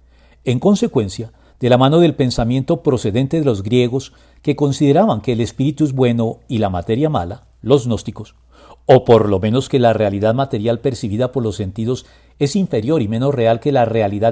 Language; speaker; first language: Spanish; native; Spanish